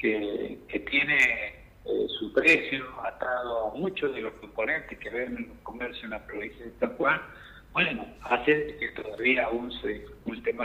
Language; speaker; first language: Spanish; native; Spanish